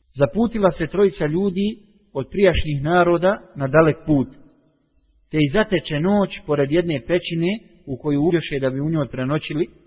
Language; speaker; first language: Bosnian; native; Bosnian